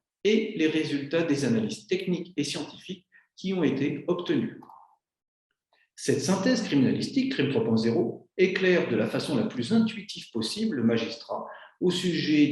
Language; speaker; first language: French; native; French